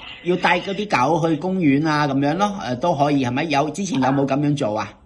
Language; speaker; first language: Cantonese; native; Cantonese